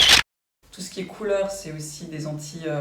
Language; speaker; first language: French; native; French